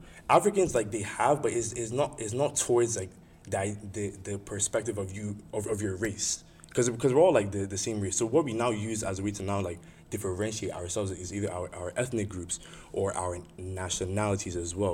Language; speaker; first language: English; non-native, local second language; Igbo